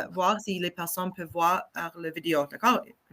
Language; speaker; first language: French; non-native, fluent; English